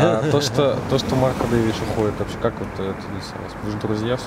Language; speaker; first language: Russian; native; Russian